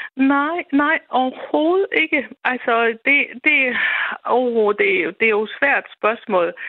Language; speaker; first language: Danish; non-native, fluent; German